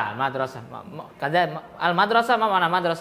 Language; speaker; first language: Arabic; non-native, fluent; Indonesian